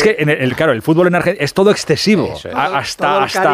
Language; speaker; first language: Spanish; native; Spanish